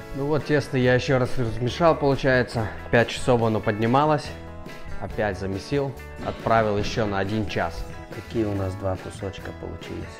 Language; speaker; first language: Russian; early bilingual, heritage; Russian